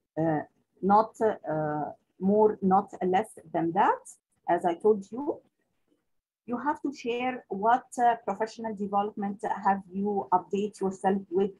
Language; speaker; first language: English; non-native, local second language; Arabic